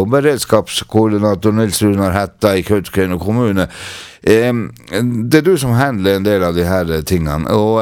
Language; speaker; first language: Norwegian; non-native, local second language; Northern Sami